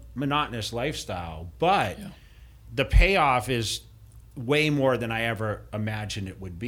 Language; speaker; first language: English; native; English